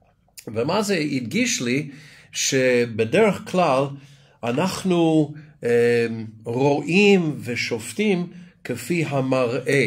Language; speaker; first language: Hebrew; non-native, fluent; English